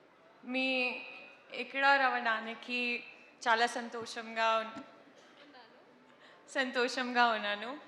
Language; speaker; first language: Telugu; non-native, learner; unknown